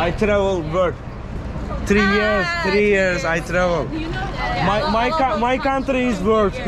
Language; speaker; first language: English; non-native, learner; Turkish